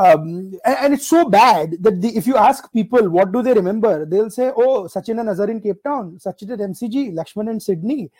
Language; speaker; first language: English; non-native, local second language; Gujarati